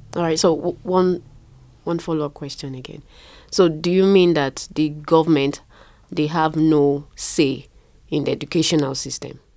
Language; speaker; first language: English; non-native, local second language; Yoruba